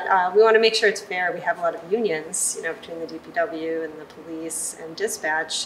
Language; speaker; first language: English; native; English